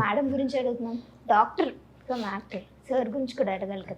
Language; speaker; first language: Telugu; native; Telugu